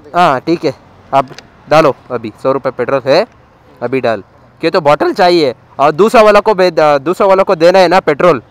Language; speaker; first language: Hindi; non-native, local second language; Kannada